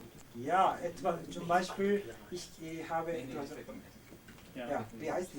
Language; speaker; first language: German; non-native, learner; Korean